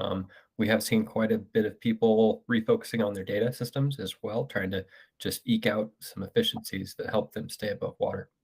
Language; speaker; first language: English; native; English